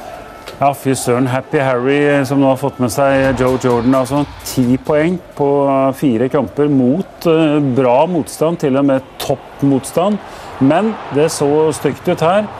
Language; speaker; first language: Norwegian; native; Norwegian